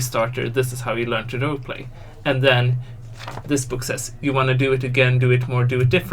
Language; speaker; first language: English; non-native, fluent; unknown